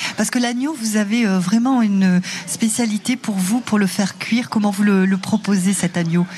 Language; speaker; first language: French; native; French